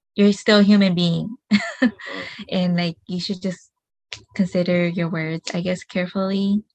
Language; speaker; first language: English; early bilingual, other home language; Hmong